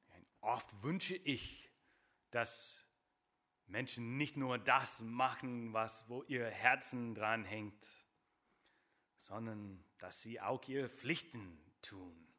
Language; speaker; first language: German; non-native, fluent; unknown